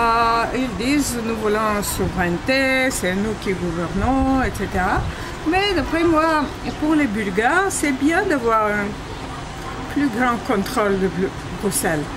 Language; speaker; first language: French; non-native, fluent; Bulgarian